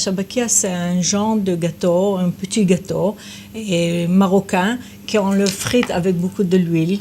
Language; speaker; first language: French; non-native, fluent; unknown